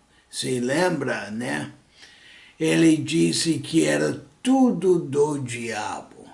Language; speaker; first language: Portuguese; non-native, fluent; English